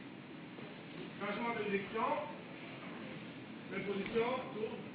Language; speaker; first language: French; non-native, learner; Romanian